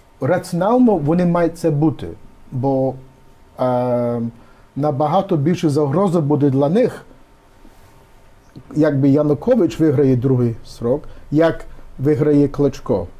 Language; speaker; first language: Ukrainian; early bilingual, heritage; Ukrainian